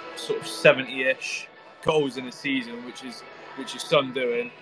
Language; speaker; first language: English; native; English